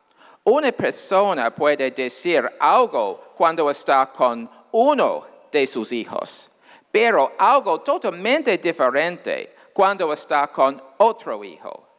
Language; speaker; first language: Spanish; non-native, fluent; English